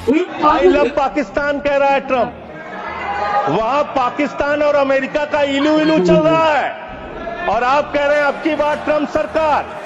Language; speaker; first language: Hindi; native; Hindi